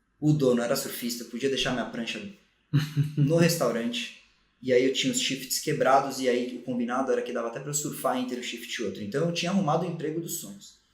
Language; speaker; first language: Portuguese; native; Portuguese